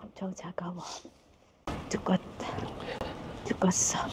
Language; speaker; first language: Korean; non-native, learner; Thai